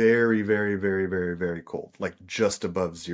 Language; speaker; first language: English; native; English